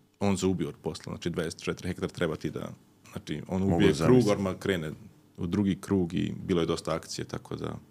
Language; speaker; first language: Serbian; early bilingual, heritage; Serbian